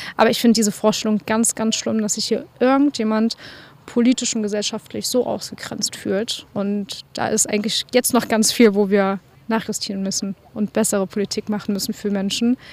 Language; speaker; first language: German; native; German